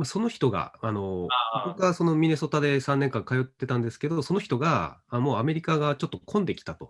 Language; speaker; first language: Japanese; native; Japanese